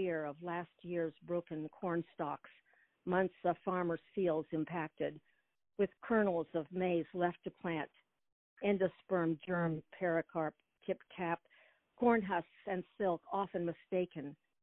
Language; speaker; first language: English; native; English